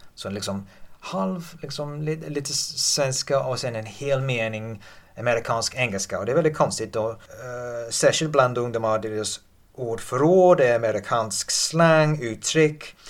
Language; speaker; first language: Swedish; non-native, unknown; English